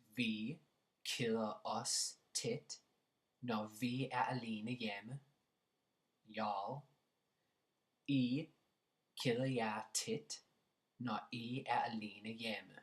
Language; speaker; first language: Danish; non-native, fluent; English